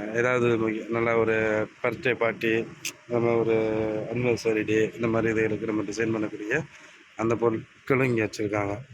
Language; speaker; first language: Tamil; native; Tamil